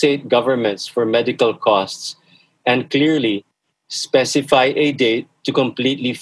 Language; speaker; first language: English; non-native, local second language; Filipino